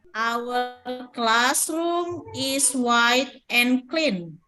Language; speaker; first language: English; non-native, learner; Indonesian